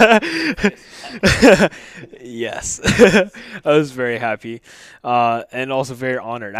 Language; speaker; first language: English; non-native, fluent; Chinese